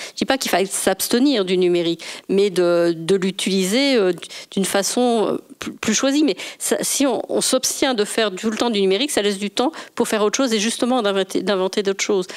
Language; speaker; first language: French; native; French